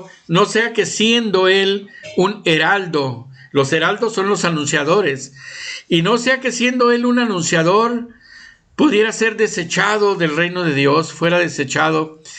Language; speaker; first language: Spanish; native; Spanish